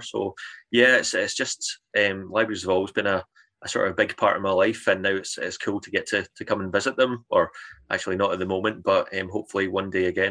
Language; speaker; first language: English; native; English